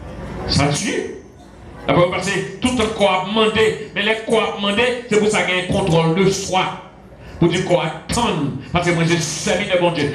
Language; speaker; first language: French; non-native, local second language; Haitian Creole